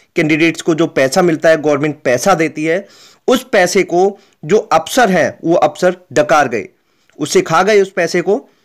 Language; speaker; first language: Hindi; native; Hindi